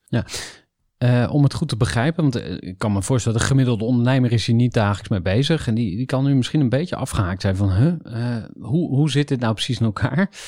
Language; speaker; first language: Dutch; native; Dutch